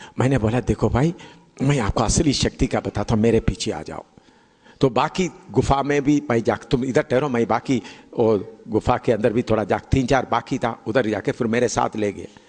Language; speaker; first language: Hindi; non-native, local second language; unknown